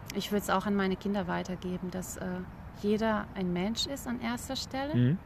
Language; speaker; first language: German; early bilingual, other home language; Bosnian